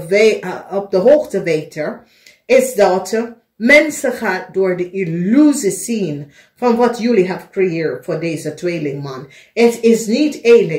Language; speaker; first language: Dutch; non-native, fluent; English